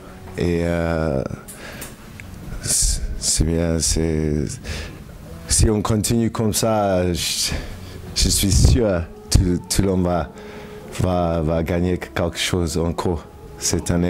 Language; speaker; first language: French; non-native, learner; English